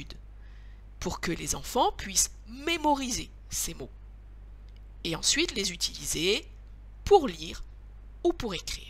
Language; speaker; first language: French; native; French